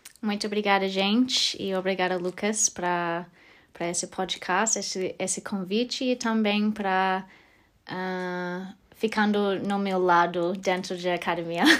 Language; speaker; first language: Portuguese; non-native, learner; English